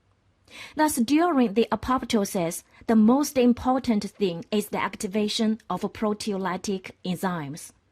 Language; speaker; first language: English; non-native, fluent; Chinese